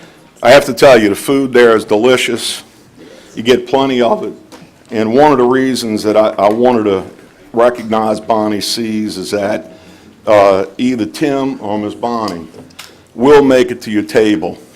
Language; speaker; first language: English; native; English